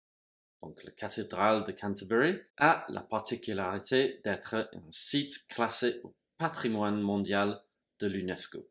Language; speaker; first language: French; non-native, fluent; English